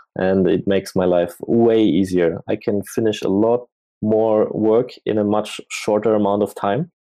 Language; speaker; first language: English; non-native, fluent; German